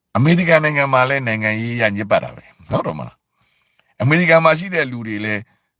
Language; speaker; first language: Burmese; native; Burmese